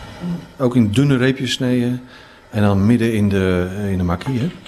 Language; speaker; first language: Dutch; native; Dutch